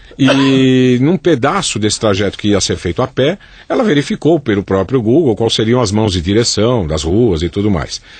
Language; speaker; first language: Portuguese; native; Portuguese